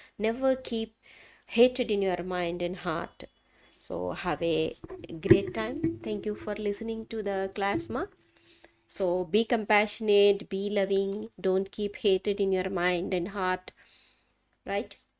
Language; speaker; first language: English; non-native, local second language; Telugu